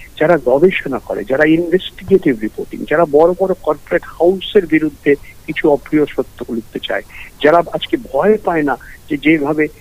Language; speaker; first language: Bangla; early bilingual, heritage; Bangla